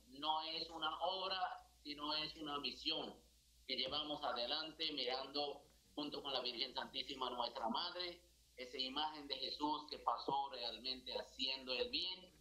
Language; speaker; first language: Spanish; non-native, fluent; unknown